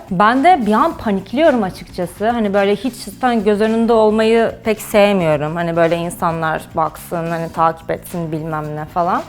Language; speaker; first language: Turkish; early bilingual, heritage; Russian